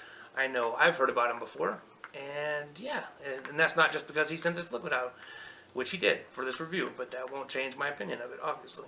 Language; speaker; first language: English; native; English